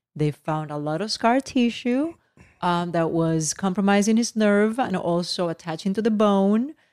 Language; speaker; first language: English; non-native, local second language; Spanish